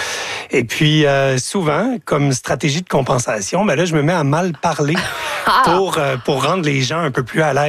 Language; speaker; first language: French; native; French